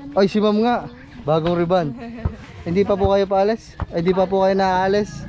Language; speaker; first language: Filipino; native; Filipino